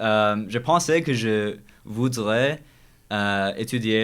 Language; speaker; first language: French; non-native, local second language; English